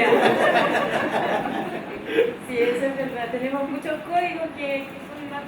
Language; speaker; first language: Spanish; native; Spanish